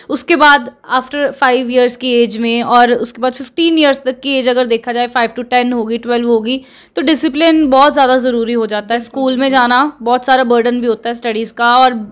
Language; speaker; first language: Hindi; non-native, local second language; Punjabi